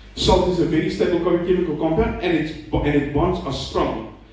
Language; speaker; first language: English; non-native, local second language; Afrikaans